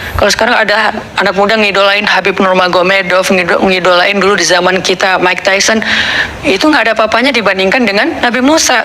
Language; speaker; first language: Indonesian; native; Indonesian